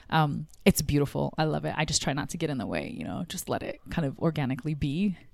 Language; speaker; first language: English; early bilingual, other home language; Tigrinya